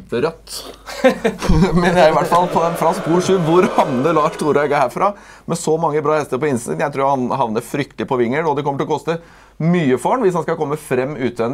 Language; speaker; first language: Norwegian; native; Norwegian